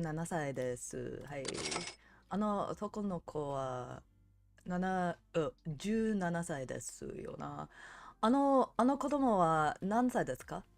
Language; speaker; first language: Japanese; non-native, learner; English